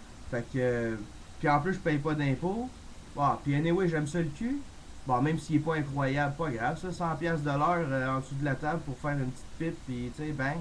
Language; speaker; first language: French; native; French